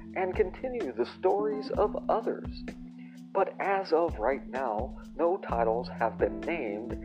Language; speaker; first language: English; native; English